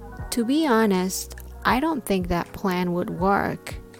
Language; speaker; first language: English; non-native, fluent; Japanese